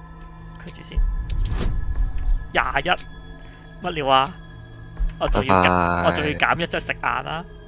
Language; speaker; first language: Chinese; native; Chinese